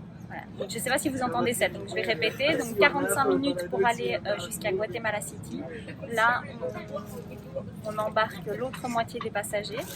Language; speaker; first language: French; native; French